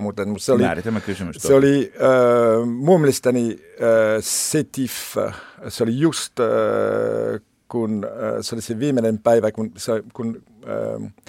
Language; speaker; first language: Finnish; non-native, learner; French